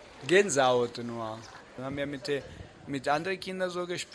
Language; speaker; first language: German; early bilingual, other home language; Italian